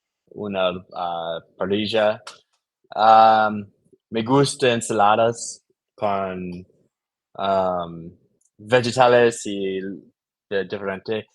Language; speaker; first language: Spanish; non-native, learner; English